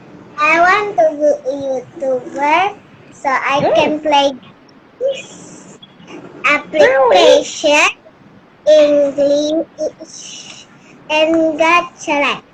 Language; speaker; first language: English; non-native, learner; Indonesian